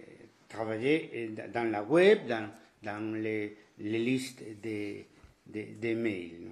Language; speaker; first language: French; non-native, fluent; Spanish